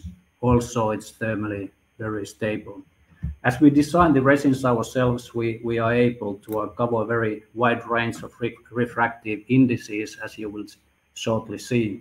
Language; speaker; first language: English; non-native, fluent; Finnish